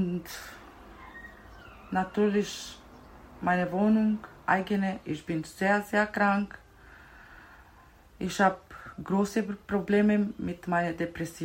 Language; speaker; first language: German; non-native, learner; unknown